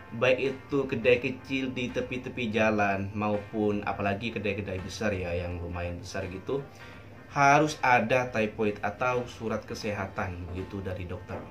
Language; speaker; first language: Indonesian; native; Indonesian